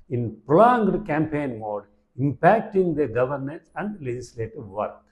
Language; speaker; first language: English; non-native, local second language; Telugu